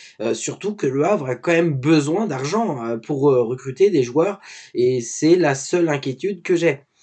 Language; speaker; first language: French; native; French